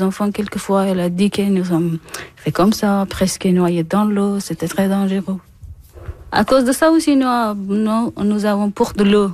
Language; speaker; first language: French; non-native, learner; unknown